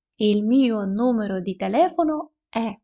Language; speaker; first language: Italian; non-native, fluent; Ukrainian